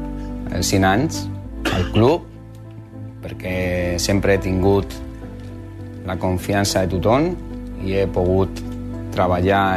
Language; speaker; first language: Catalan; non-native, local second language; Spanish